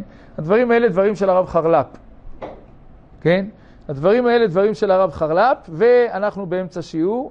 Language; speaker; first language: Hebrew; native; Hebrew